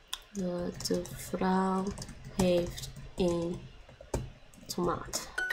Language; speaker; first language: Dutch; non-native, learner; English